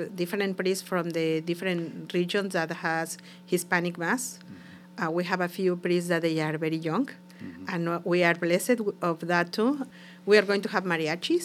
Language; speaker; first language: English; non-native, learner; Spanish